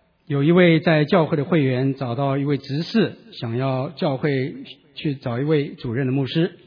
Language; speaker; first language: Chinese; native; Chinese